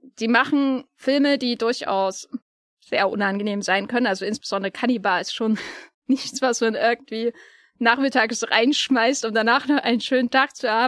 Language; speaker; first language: German; native; German